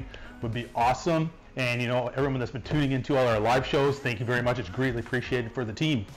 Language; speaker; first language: English; native; English